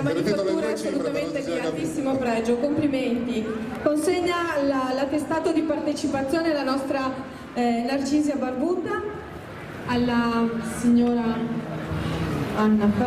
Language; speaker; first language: Italian; native; Italian